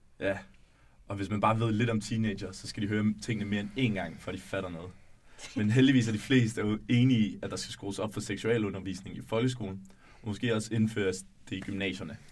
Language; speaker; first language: Danish; native; Danish